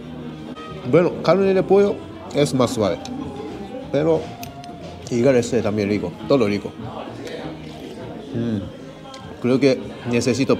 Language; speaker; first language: Spanish; non-native, learner; Japanese